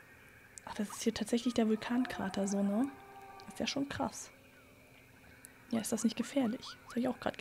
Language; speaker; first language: German; native; German